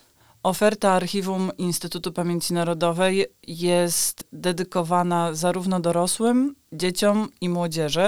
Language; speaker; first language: Polish; native; Polish